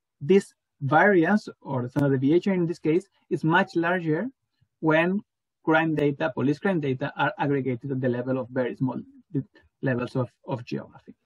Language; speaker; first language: English; non-native, fluent; Spanish